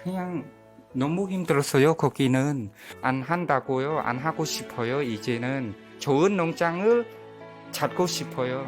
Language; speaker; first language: Korean; non-native, learner; Khmer